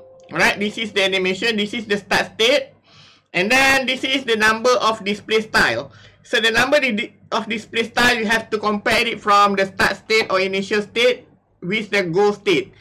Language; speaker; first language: English; non-native, local second language; Malay